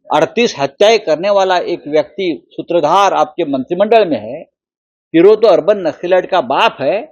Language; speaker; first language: Hindi; non-native, local second language; Marathi